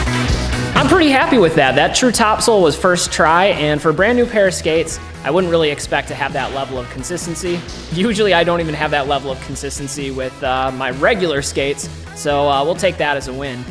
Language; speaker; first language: English; native; English